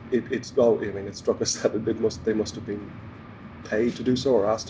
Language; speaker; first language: English; native; English